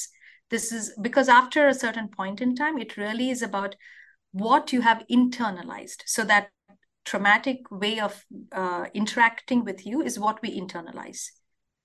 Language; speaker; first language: English; non-native, local second language; Telugu